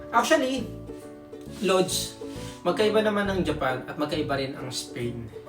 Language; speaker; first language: Filipino; native; Filipino